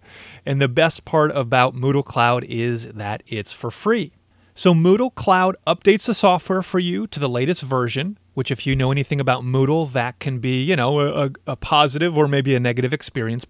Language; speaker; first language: English; native; English